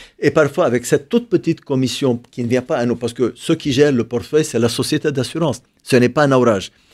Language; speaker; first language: French; non-native, local second language; Arabic